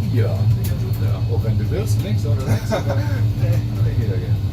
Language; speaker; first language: German; non-native, learner; English